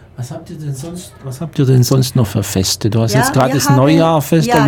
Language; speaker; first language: German; native; German